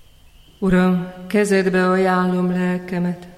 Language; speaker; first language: Hungarian; native; Hungarian